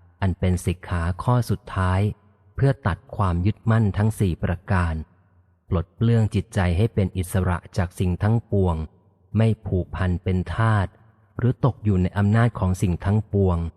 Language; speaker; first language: Thai; native; Thai